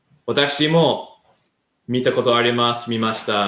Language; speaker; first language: Japanese; non-native, learner; English